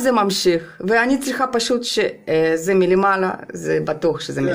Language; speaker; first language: Hebrew; non-native, fluent; Russian